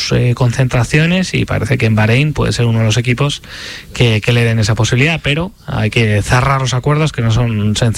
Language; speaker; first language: Spanish; native; Spanish